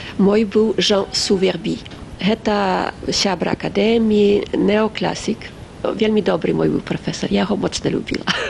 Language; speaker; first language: Belarusian; early bilingual, heritage; Belarusian